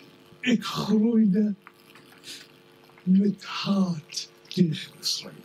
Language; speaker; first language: Dutch; non-native, fluent; Arabic